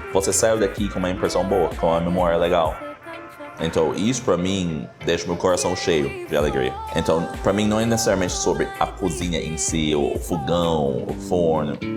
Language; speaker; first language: Portuguese; non-native, fluent; English